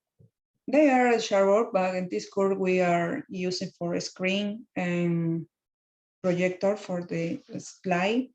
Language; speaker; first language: English; non-native, learner; Spanish